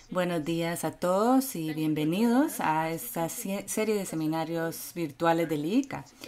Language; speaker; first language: Spanish; non-native, fluent; English